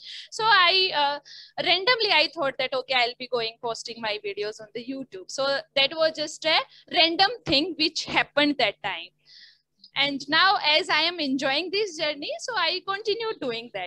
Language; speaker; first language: English; non-native, learner; Hindi